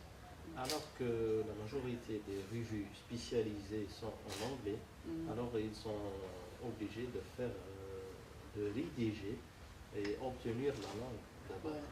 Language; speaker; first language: French; non-native, local second language; Arabic